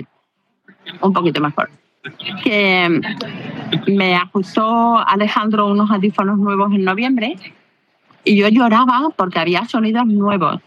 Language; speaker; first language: Spanish; native; Spanish